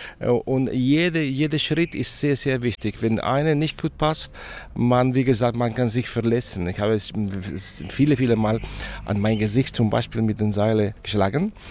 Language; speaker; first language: German; non-native, fluent; Spanish